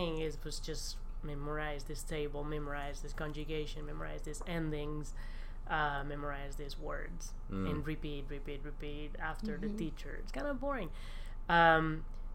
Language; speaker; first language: English; non-native, fluent; Spanish